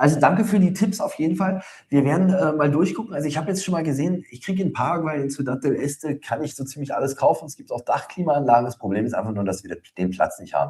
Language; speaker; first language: German; native; German